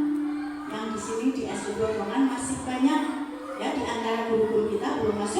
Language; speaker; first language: Indonesian; non-native, local second language; Javanese